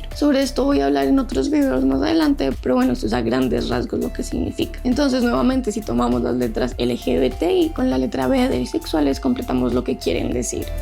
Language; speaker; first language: Spanish; native; Spanish